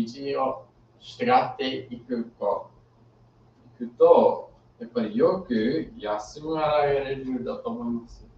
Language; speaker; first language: Japanese; non-native, fluent; English